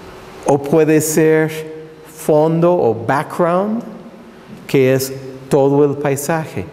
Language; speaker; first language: Spanish; non-native, fluent; English